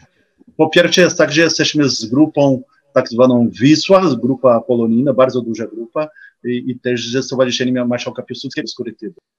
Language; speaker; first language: Polish; early bilingual, heritage; Polish